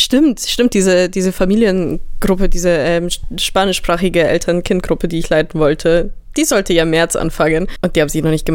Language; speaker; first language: German; native; German